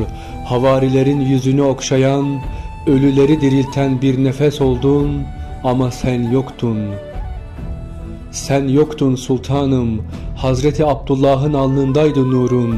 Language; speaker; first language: Turkish; native; Turkish